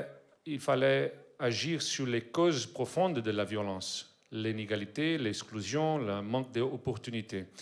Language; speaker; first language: French; non-native, learner; Portuguese